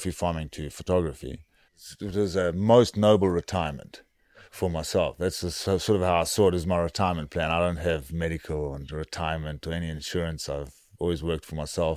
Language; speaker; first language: English; native; English